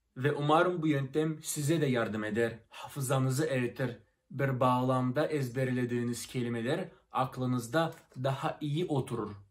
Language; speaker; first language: Turkish; non-native, fluent; Russian